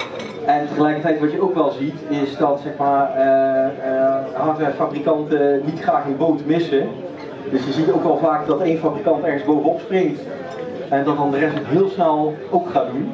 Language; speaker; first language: Dutch; native; Dutch